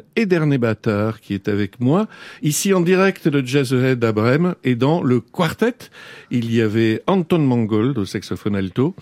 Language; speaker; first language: French; native; French